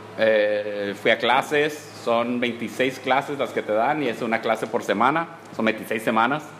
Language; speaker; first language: Spanish; early bilingual, heritage; Spanish